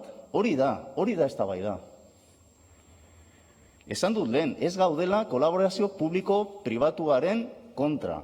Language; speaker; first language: Basque; non-native, local second language; Spanish